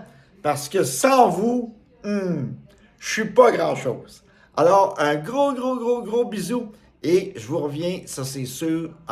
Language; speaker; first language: French; native; French